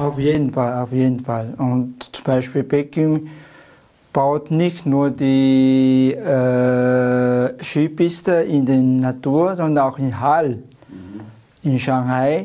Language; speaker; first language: German; non-native, learner; Chinese